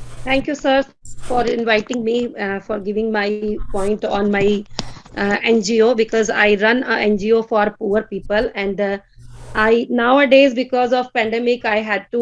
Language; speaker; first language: English; non-native, fluent; Hindi